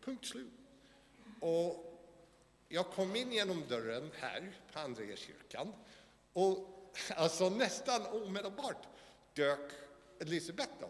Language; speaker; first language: Swedish; non-native, fluent; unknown